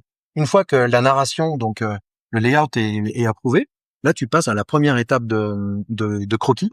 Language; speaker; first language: French; native; French